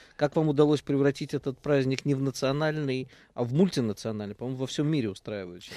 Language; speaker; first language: Russian; native; Russian